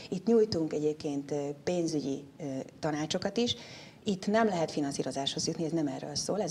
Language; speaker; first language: Hungarian; native; Hungarian